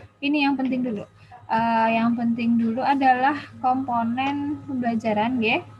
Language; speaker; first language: Indonesian; native; Indonesian